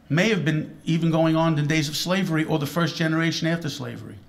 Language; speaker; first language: English; native; English